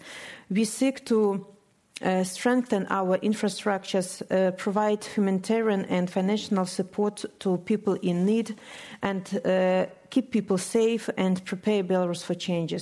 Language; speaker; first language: English; non-native, fluent; Russian